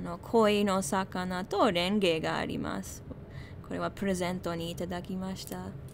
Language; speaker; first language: Japanese; non-native, fluent; English